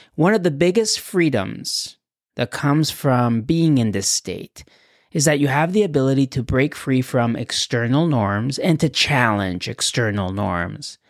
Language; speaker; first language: English; non-native, fluent; Spanish